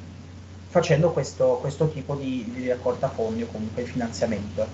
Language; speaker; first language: Italian; native; Italian